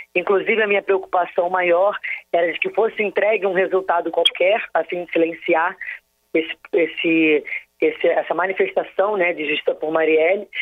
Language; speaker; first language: Portuguese; native; Portuguese